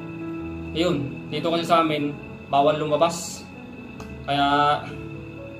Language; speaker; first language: Filipino; native; Filipino